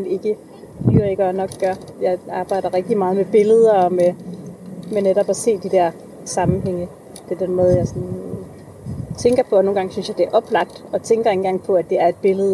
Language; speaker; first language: Danish; native; Danish